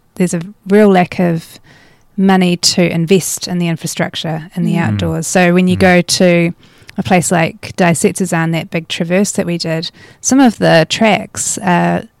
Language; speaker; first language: English; native; English